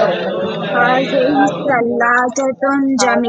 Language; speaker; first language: Arabic; non-native, learner; Urdu